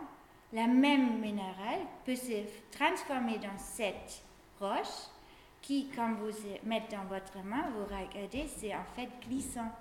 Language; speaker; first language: French; non-native, fluent; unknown